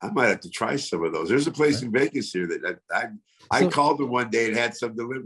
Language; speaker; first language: English; native; English